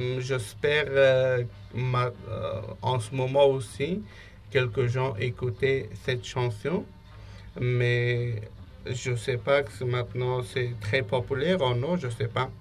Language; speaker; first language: French; non-native, learner; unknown